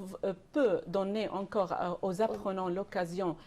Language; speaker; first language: French; non-native, fluent; Arabic